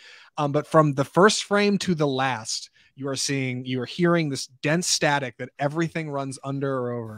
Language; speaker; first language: English; native; English